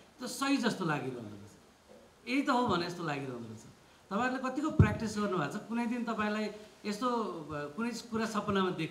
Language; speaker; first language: Nepali; native; Nepali